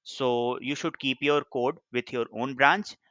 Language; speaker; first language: English; non-native, local second language; Hindi